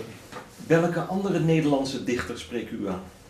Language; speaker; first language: Dutch; native; Dutch